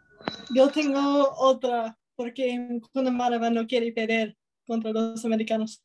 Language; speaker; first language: Spanish; non-native, learner; English